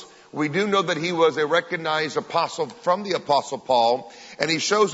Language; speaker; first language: English; native; English